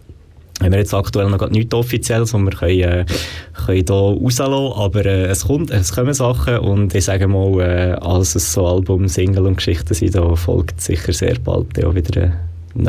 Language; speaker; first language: German; native; German